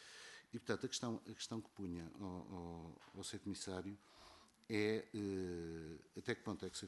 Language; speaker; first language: Portuguese; native; Portuguese